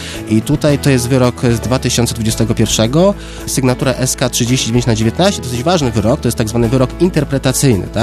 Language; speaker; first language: Polish; native; Polish